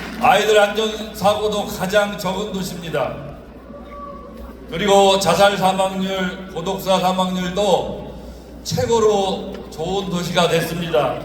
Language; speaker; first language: Korean; native; Korean